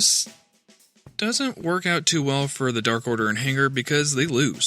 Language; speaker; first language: English; native; English